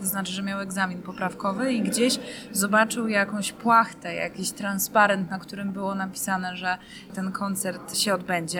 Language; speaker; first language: Polish; native; Polish